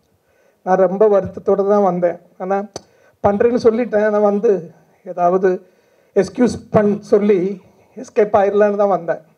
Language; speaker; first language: Tamil; non-native, fluent; Malayalam